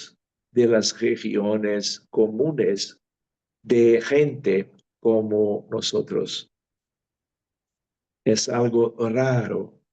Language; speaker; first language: Spanish; non-native, fluent; Portuguese